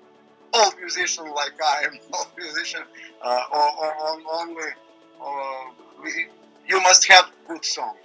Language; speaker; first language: English; non-native, learner; Croatian